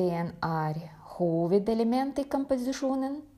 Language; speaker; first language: Norwegian; non-native, fluent; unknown